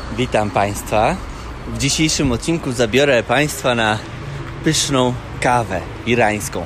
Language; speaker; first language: Polish; native; Polish